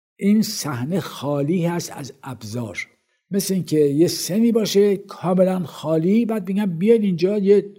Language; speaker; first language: Persian; native; Persian